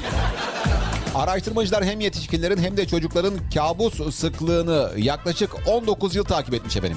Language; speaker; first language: Turkish; native; Turkish